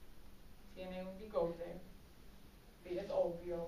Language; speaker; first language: Spanish; non-native, fluent; English